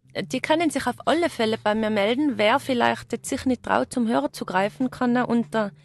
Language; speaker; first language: German; native; German